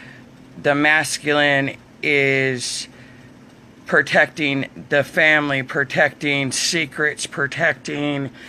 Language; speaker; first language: English; native; English